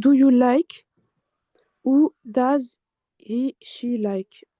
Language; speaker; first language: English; non-native, fluent; French